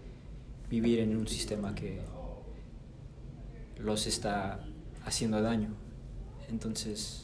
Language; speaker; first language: Spanish; early bilingual, heritage; Spanish